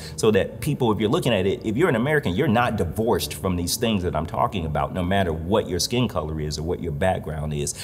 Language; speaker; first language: English; native; English